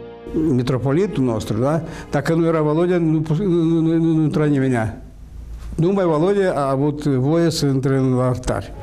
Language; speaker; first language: Romanian; non-native, local second language; Russian